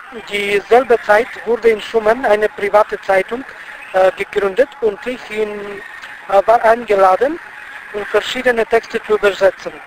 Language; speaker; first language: German; non-native, fluent; Bulgarian